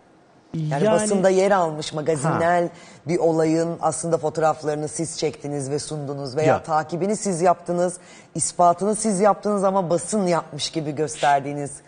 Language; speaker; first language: Turkish; native; Turkish